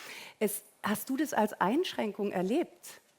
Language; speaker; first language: German; native; German